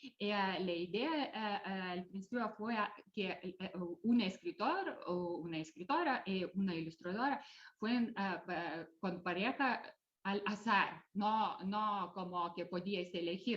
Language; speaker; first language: Spanish; non-native, fluent; Lithuanian